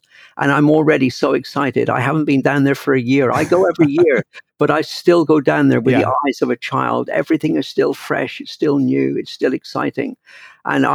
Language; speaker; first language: English; native; English